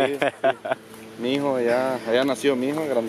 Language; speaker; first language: Spanish; native; Spanish